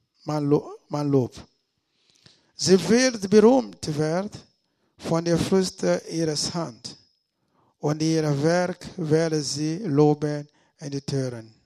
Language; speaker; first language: German; non-native, learner; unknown